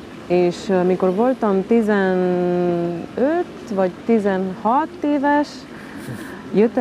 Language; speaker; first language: Hungarian; non-native, local second language; Romanian